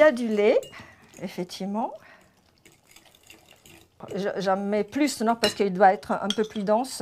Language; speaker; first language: French; non-native, fluent; Italian